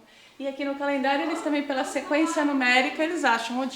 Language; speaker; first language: Portuguese; native; Portuguese